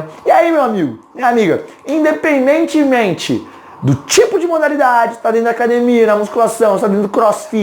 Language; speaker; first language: Portuguese; native; Portuguese